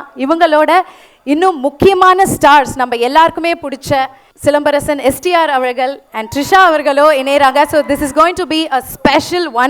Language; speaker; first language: Tamil; native; Tamil